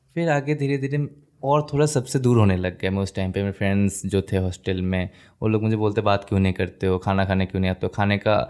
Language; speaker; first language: Hindi; non-native, local second language; Bangla